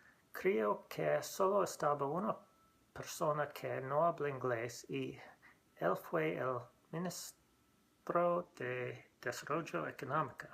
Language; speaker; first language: Spanish; non-native, learner; English